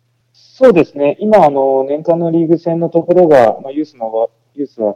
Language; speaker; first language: Japanese; native; Japanese